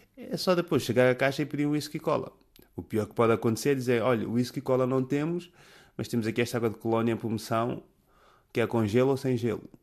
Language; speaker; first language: Portuguese; native; Portuguese